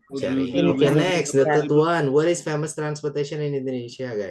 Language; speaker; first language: English; non-native, fluent; Indonesian